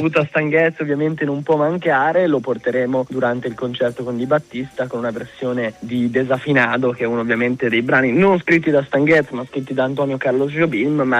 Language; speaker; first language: Italian; native; Italian